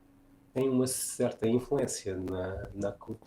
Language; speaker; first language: Portuguese; non-native, fluent; English